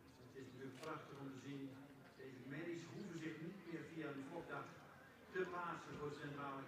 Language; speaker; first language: Dutch; native; Dutch